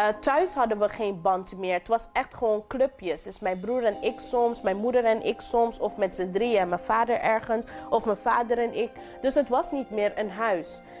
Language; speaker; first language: Dutch; non-native, local second language; English